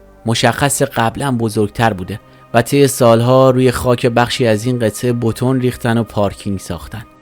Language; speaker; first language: Persian; native; Persian